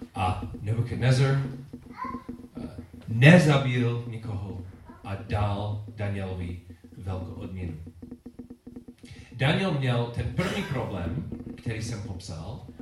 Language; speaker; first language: Czech; non-native, learner; English